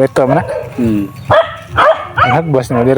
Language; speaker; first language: Filipino; native; Filipino